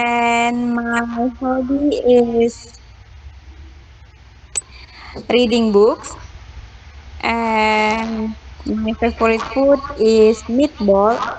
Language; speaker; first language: English; non-native, learner; Indonesian